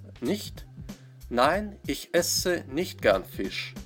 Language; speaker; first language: German; non-native, fluent; Russian